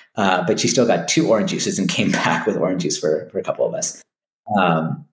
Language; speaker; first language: English; native; English